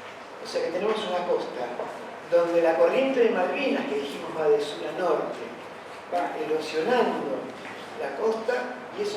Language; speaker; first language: Spanish; native; Spanish